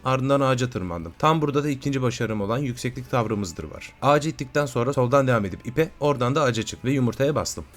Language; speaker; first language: Turkish; native; Turkish